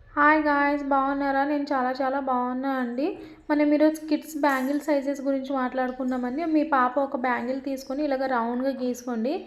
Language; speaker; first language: Telugu; non-native, local second language; Marathi